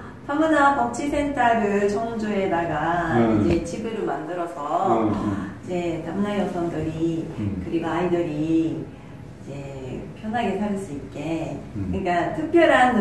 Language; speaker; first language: Korean; non-native, fluent; Japanese